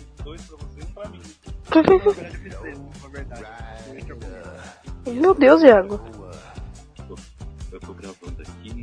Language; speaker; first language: Portuguese; native; Portuguese